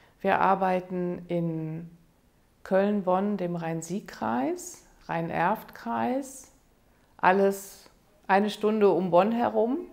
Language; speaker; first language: German; native; German